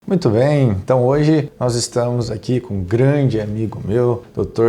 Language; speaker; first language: Portuguese; native; Portuguese